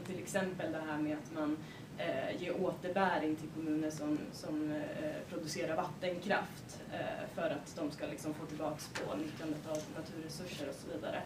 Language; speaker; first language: Swedish; native; Swedish